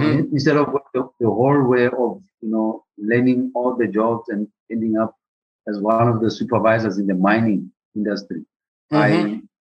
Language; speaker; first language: English; non-native, local second language; Southern Sotho